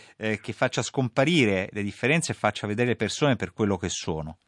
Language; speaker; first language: Italian; native; Italian